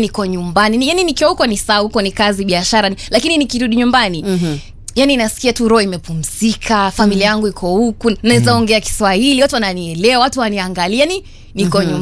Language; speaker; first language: Swahili; native; Swahili